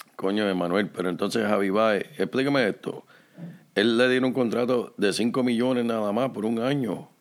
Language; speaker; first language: Spanish; native; Spanish